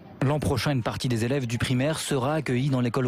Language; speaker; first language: French; native; French